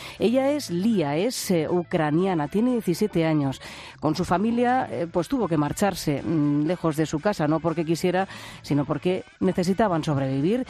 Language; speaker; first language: Spanish; native; Spanish